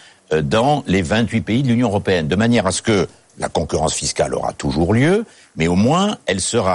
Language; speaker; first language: French; native; French